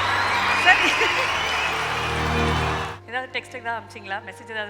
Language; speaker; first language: Tamil; native; Tamil